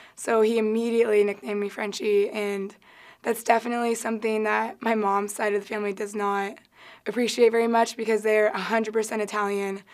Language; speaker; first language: English; native; English